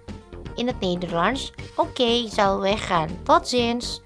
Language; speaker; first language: Dutch; non-native, fluent; Indonesian